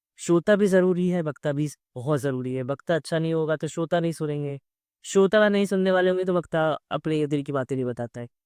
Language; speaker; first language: Hindi; native; Hindi